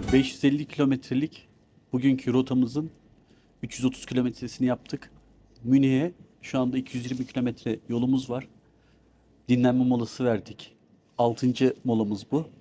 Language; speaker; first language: Turkish; early bilingual, heritage; Turkish